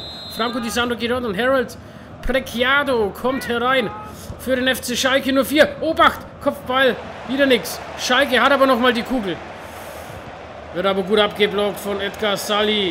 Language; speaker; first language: German; native; German